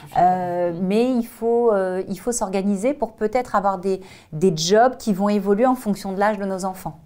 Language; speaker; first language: French; native; French